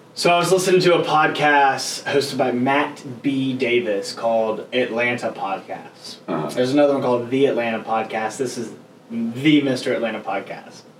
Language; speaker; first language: English; native; English